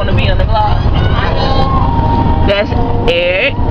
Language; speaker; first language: English; native; English